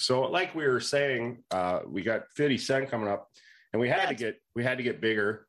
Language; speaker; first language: English; native; English